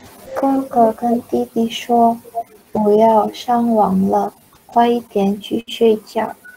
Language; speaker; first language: Chinese; non-native, learner; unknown